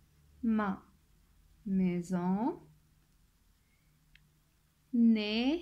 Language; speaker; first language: French; non-native, local second language; Arabic